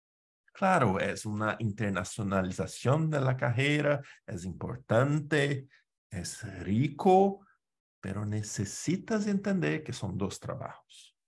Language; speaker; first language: Spanish; non-native, fluent; Portuguese